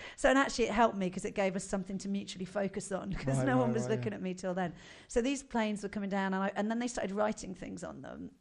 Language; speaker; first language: English; native; English